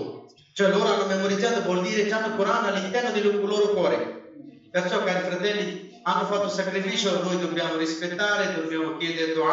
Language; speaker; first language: Italian; non-native, fluent; Bangla